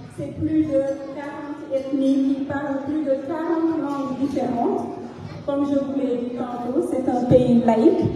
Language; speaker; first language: French; non-native, local second language; Fula